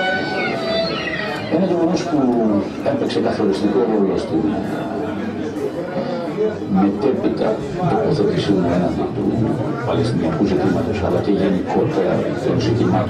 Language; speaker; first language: Greek; early bilingual, heritage; Greek